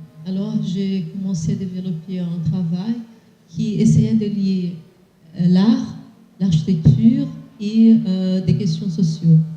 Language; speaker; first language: French; non-native, fluent; Portuguese